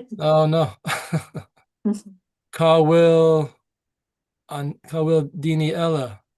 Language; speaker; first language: Irish; non-native, learner; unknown